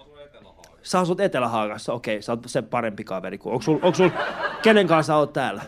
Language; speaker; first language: Finnish; early bilingual, other home language; Persian